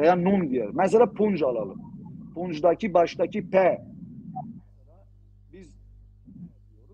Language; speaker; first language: Turkish; non-native, local second language; Zaza